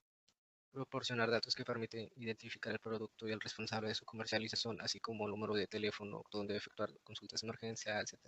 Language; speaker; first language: Spanish; native; Spanish